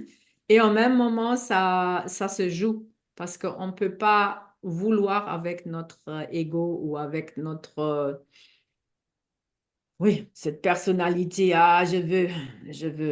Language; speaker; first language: French; non-native, fluent; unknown